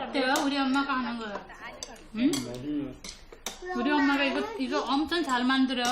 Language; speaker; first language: Korean; non-native, learner; Nepali